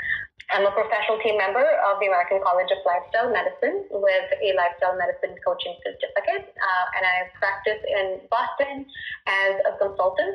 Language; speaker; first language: English; non-native, local second language; Punjabi